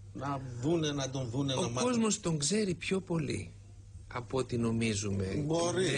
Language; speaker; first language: Greek; native; Greek